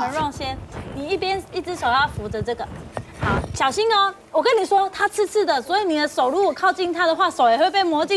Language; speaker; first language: Chinese; native; Chinese